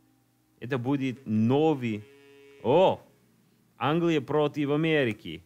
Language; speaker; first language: Russian; non-native, learner; English